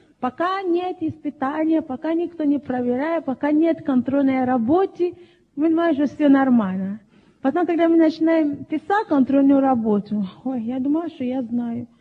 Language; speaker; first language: Russian; non-native, fluent; Yoruba